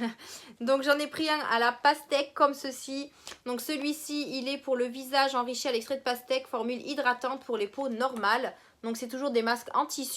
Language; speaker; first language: French; native; French